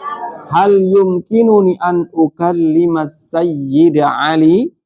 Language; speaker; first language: Arabic; non-native, fluent; Indonesian